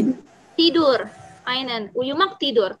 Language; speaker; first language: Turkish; non-native, fluent; Indonesian